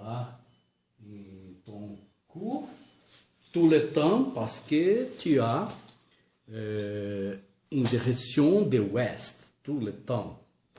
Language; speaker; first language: French; non-native, learner; Portuguese